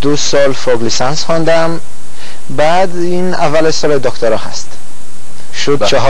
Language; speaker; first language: Persian; non-native, fluent; Romanian